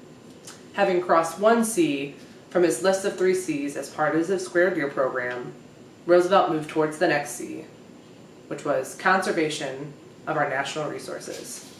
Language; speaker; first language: English; native; English